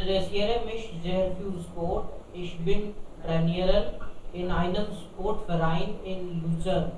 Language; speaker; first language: German; non-native, learner; Hindi